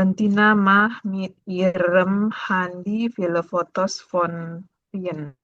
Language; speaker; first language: German; non-native, learner; Indonesian